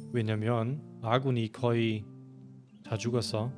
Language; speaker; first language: Korean; non-native, fluent; German